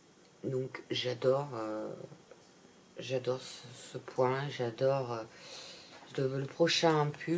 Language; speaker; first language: French; native; French